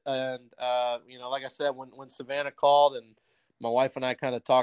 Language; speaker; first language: English; native; English